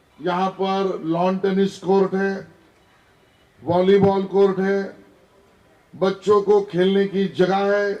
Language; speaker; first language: Hindi; non-native, local second language; Marathi